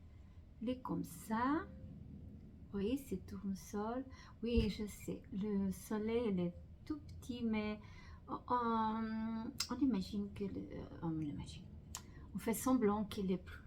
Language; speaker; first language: French; non-native, fluent; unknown